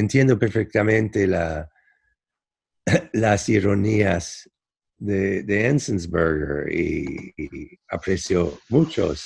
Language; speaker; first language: Spanish; non-native, fluent; English